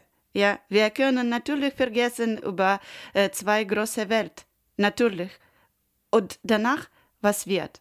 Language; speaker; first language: German; non-native, learner; Ukrainian